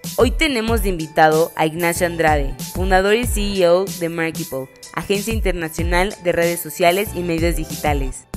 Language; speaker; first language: Spanish; native; Spanish